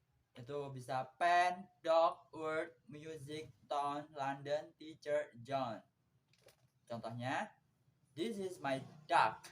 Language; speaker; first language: English; non-native, learner; Indonesian